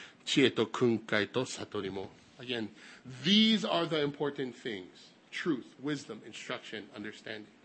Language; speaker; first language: English; native; English